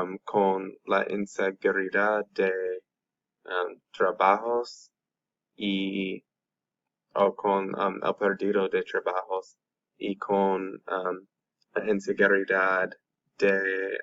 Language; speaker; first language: Spanish; non-native, learner; English